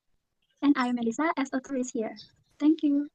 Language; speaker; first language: English; non-native, learner; Indonesian